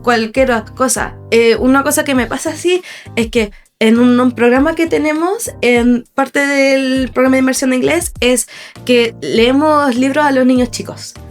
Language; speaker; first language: Spanish; non-native, fluent; English